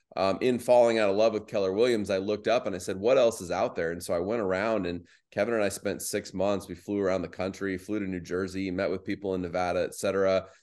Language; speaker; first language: English; native; English